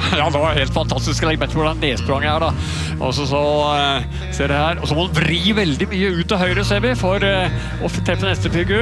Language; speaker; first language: Norwegian; native; Norwegian